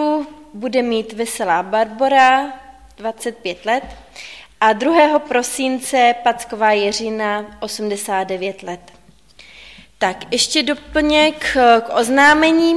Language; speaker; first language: Czech; native; Czech